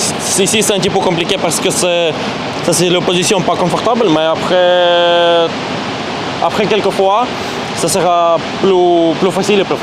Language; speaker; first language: French; non-native, learner; Ukrainian